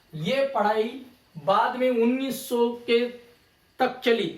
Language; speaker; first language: Hindi; non-native, local second language; Marathi